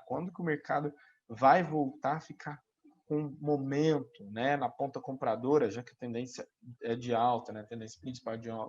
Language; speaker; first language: Portuguese; native; Portuguese